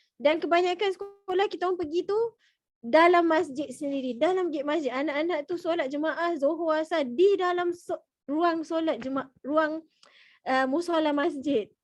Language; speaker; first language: Malay; native; Malay